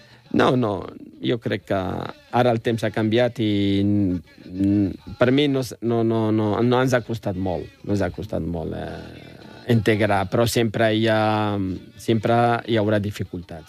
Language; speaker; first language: Catalan; non-native, fluent; Riffian